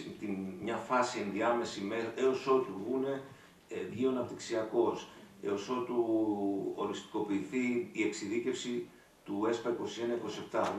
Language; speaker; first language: Greek; native; Greek